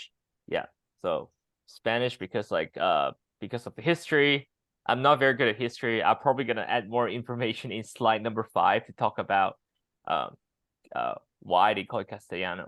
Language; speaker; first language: English; non-native, fluent; Chinese